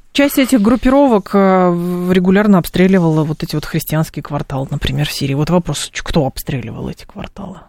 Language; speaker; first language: Russian; native; Russian